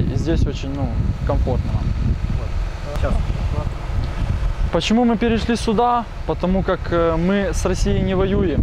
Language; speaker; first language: Russian; native; Russian